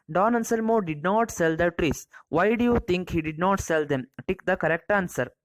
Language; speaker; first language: English; non-native, local second language; Kannada